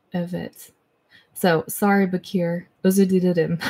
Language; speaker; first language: Turkish; non-native, learner; English